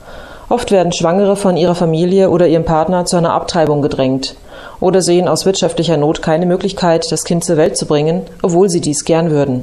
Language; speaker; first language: German; native; German